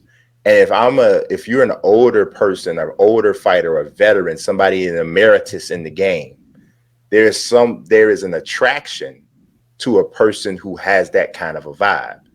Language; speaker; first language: English; native; English